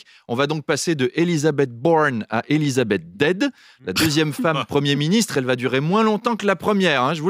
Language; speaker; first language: French; native; French